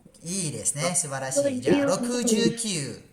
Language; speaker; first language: Japanese; non-native, fluent; Malay